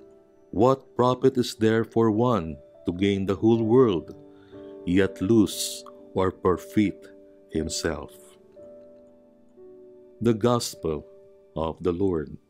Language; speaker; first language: English; non-native, local second language; Filipino